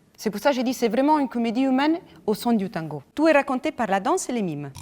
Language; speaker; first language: French; non-native, fluent; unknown